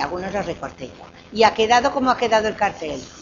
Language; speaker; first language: Spanish; native; Spanish